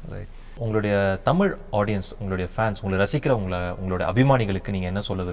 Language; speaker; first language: Tamil; native; Tamil